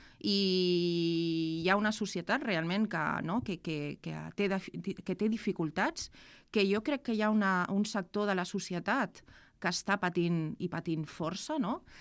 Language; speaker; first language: Catalan; non-native, local second language; Spanish